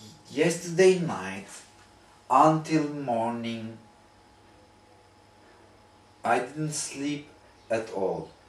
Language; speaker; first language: English; non-native, fluent; Turkish